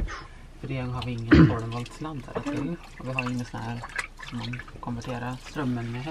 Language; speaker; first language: Swedish; native; Swedish